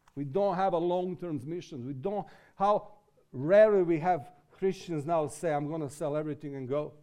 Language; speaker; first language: English; non-native, fluent; Serbian